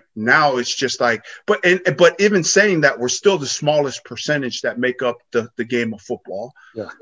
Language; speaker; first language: English; native; English